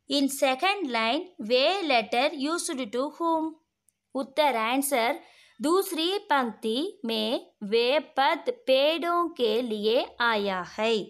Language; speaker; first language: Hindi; non-native, local second language; Tamil